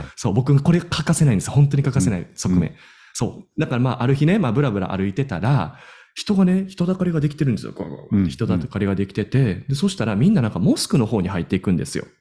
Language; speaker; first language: Japanese; native; Japanese